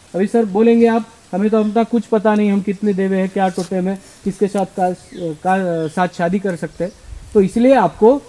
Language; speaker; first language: Hindi; non-native, local second language; Marathi